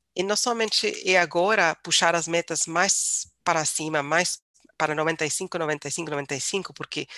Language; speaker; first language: Portuguese; non-native, fluent; English